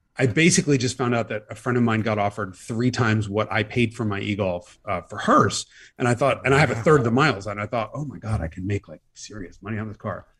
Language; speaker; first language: English; native; English